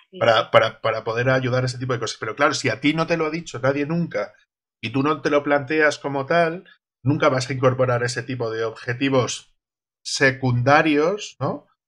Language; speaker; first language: Spanish; native; Spanish